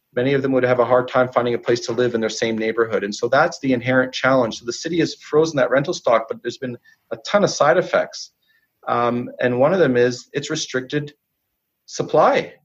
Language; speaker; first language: English; native; English